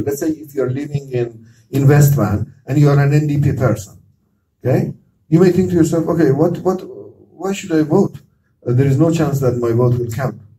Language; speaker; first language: English; non-native, fluent; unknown